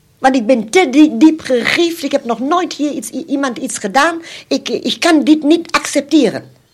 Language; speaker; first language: Dutch; non-native, fluent; German